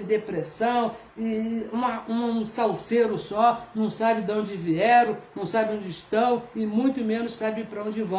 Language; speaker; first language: Portuguese; native; Portuguese